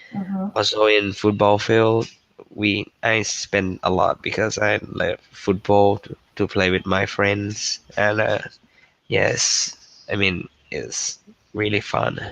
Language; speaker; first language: English; non-native, learner; Thai